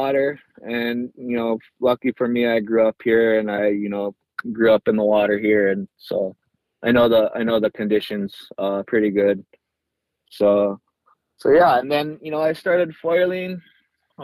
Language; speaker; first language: English; native; English